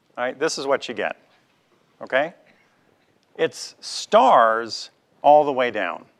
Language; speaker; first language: English; native; English